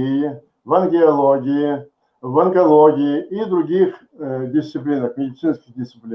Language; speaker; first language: Russian; native; Russian